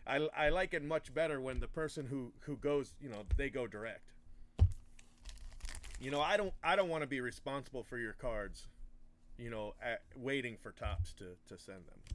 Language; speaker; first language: English; native; English